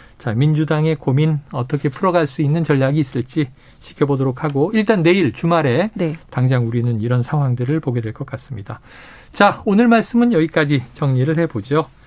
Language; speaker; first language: Korean; native; Korean